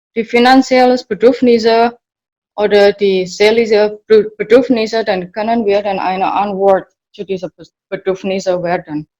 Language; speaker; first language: German; non-native, learner; Indonesian